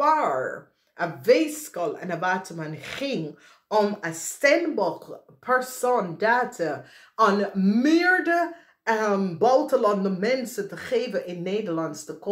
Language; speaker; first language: Dutch; non-native, fluent; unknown